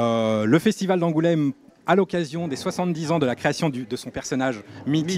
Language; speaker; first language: French; native; French